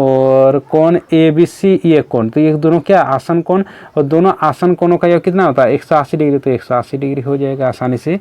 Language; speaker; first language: Hindi; native; Hindi